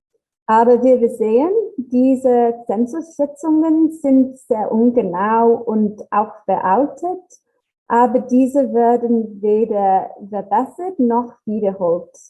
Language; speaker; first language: German; non-native, learner; English